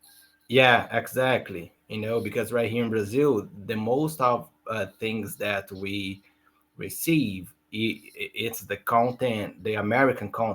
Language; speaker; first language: English; non-native, learner; Portuguese